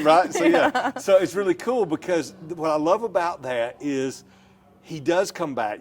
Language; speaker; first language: English; native; English